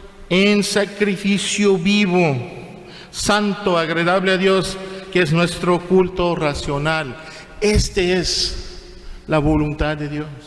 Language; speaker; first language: Spanish; non-native, fluent; English